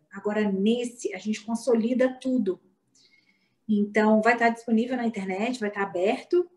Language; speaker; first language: Portuguese; native; Portuguese